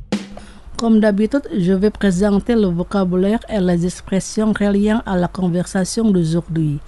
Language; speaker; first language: French; non-native, fluent; Indonesian